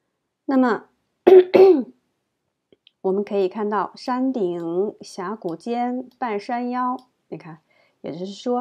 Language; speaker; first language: Chinese; native; Chinese